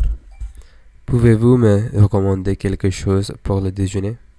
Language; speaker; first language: French; non-native, learner; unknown